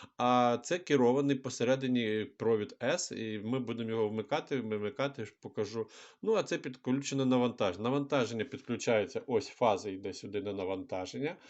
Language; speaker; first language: Ukrainian; non-native, local second language; Russian